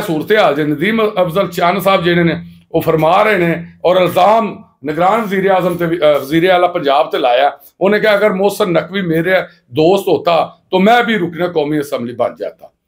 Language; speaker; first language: Urdu; non-native, local second language; Punjabi